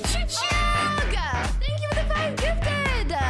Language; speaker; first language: English; native; English